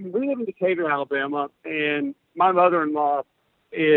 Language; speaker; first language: English; native; English